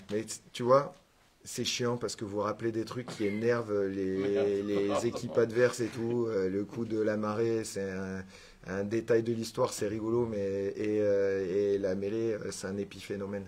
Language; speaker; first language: French; native; French